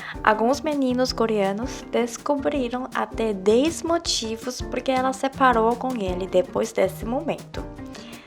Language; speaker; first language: Portuguese; non-native, fluent; Korean